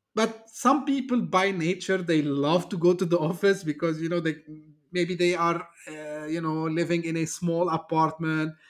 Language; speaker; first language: English; non-native, fluent; Turkish